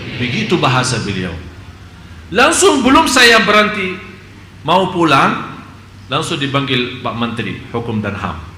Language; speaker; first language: Indonesian; non-native, fluent; Arabic